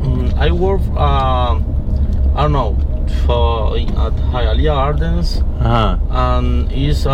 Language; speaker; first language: English; non-native, learner; Spanish